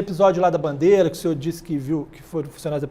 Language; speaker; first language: Portuguese; native; Portuguese